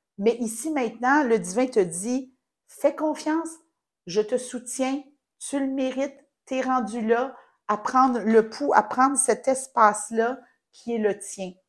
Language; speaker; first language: French; native; French